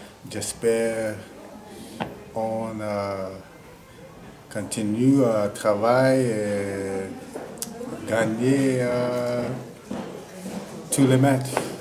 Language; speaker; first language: French; non-native, learner; English